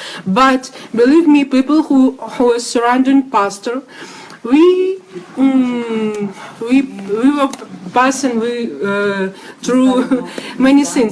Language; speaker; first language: English; non-native, learner; Russian